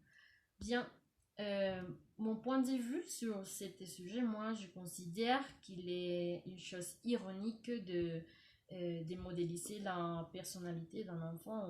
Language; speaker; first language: French; non-native, learner; Spanish